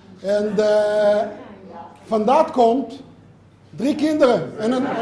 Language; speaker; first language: Dutch; non-native, learner; Hebrew